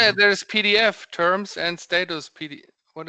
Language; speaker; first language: English; non-native, fluent; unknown